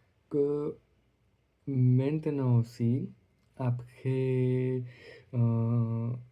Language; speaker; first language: French; non-native, learner; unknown